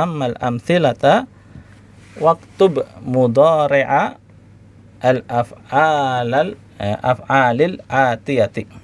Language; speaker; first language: Arabic; non-native, fluent; Indonesian